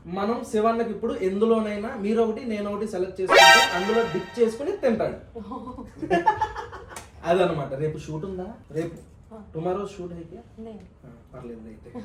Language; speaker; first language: Telugu; native; Telugu